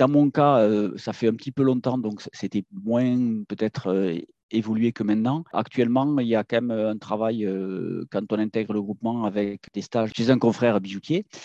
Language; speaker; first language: French; native; French